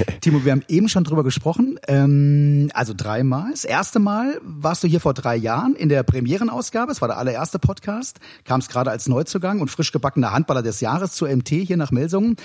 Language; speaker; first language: German; native; German